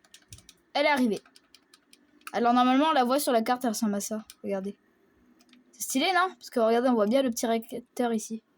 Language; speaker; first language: French; native; French